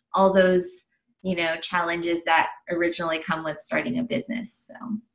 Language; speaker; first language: English; early bilingual, other home language; Filipino